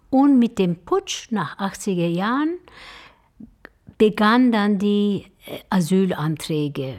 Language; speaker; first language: German; non-native, fluent; Turkish